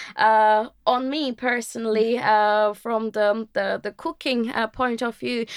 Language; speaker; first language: English; non-native, fluent; Turkish